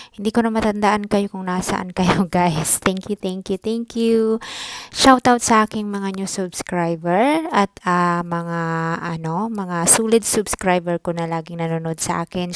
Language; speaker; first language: Filipino; non-native, local second language; Iloko